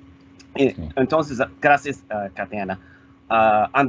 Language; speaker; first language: Spanish; non-native, fluent; English